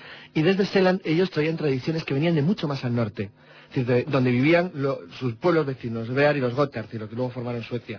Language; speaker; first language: Spanish; native; Spanish